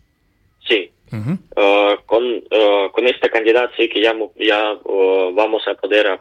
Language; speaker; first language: Spanish; non-native, learner; Ukrainian